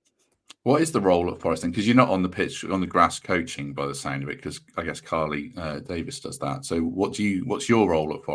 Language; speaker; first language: English; native; English